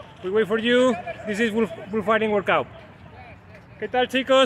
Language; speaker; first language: English; non-native, learner; Spanish